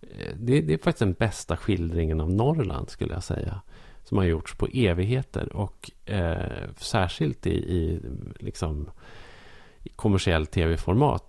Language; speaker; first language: Swedish; native; Swedish